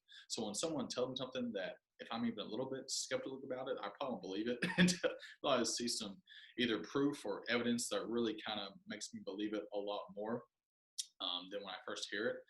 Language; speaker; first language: English; native; English